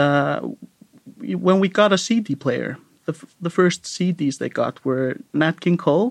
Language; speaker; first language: English; non-native, fluent; Icelandic